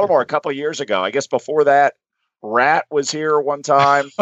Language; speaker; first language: English; native; English